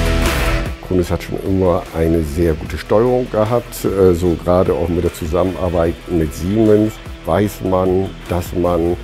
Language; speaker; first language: German; native; German